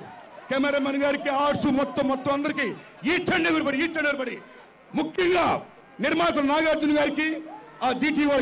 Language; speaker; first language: Telugu; native; Telugu